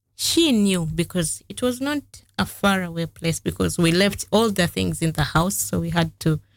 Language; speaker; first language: English; non-native, local second language; Ganda